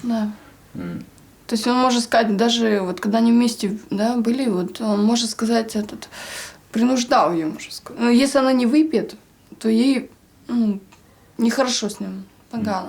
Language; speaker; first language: Russian; native; Russian